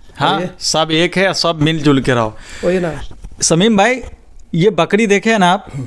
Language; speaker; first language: Hindi; native; Hindi